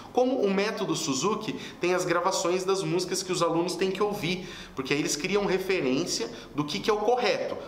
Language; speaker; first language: Portuguese; native; Portuguese